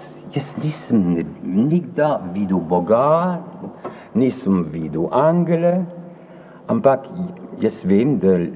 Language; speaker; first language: Slovenian; early bilingual, heritage; French